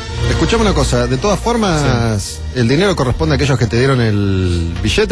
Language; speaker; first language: Spanish; native; Spanish